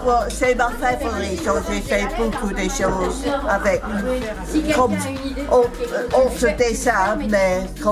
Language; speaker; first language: French; non-native, learner; English